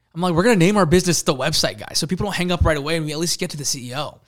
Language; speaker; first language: English; early bilingual, other home language; Urdu